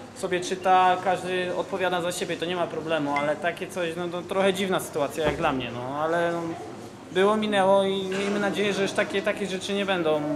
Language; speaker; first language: Polish; native; Polish